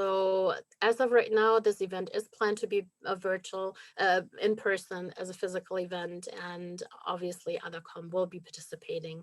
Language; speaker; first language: English; non-native, fluent; German